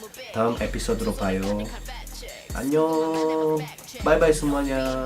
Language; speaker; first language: Indonesian; native; Indonesian